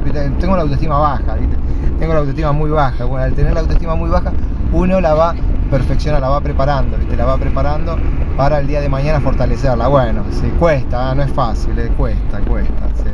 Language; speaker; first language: Spanish; native; Spanish